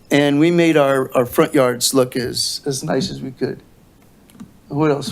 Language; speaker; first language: English; native; English